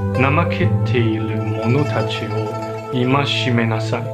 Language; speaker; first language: Japanese; non-native, fluent; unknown